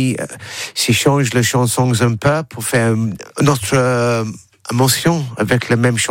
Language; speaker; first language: French; non-native, learner; English